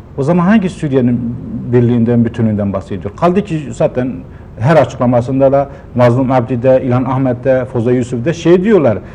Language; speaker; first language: Turkish; non-native, local second language; Kurdish